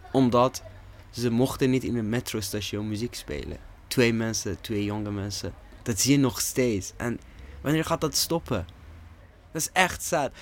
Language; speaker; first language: Dutch; non-native, fluent; Persian